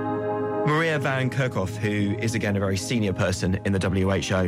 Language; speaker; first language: English; native; English